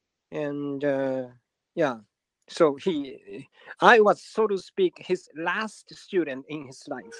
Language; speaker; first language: English; non-native, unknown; Japanese